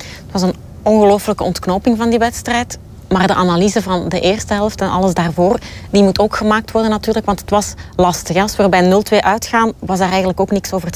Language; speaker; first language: Dutch; native; Dutch